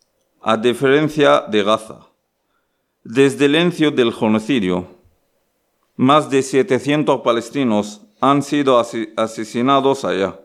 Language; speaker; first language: Spanish; non-native, learner; Arabic